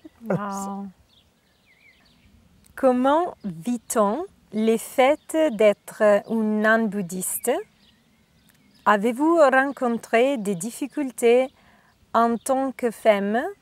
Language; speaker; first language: French; non-native, learner; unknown